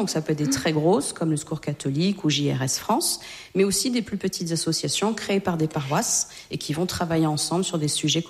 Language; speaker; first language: French; native; French